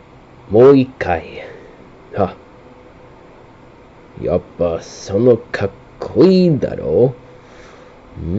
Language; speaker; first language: Japanese; non-native, learner; English